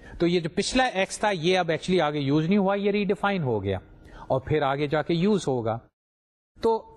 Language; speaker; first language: Urdu; native; Urdu